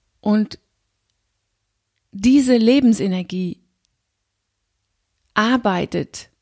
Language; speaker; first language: German; non-native, fluent; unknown